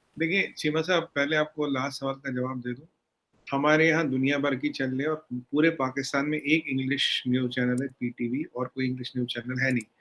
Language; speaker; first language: Hindi; native; Hindi